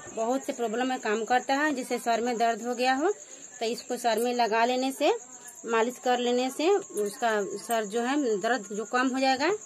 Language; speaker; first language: Hindi; native; Hindi